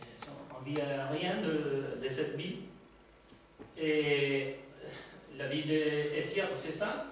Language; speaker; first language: French; non-native, learner; Spanish